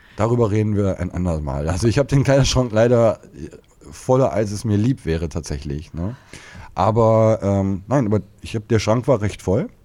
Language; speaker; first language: German; native; German